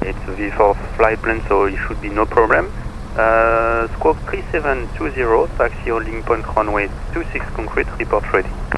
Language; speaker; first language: English; non-native, fluent; French